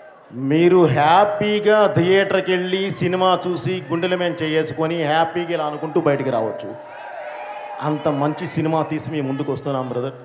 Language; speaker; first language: Telugu; native; Telugu